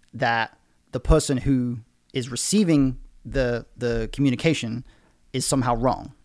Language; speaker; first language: English; native; English